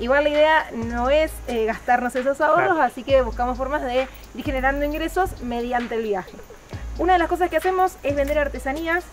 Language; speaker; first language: Spanish; native; Spanish